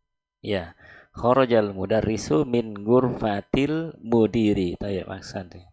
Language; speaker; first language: Arabic; non-native, fluent; Indonesian